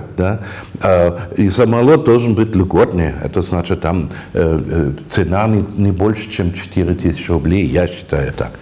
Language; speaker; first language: Russian; non-native, fluent; German